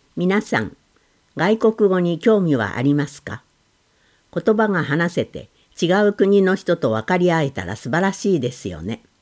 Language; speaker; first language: Japanese; non-native, fluent; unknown